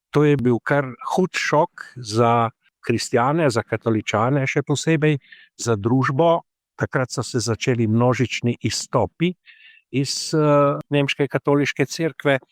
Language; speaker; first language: Slovenian; native; Slovenian